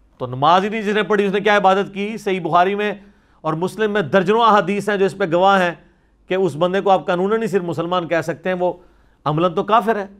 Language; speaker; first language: Urdu; non-native, local second language; Punjabi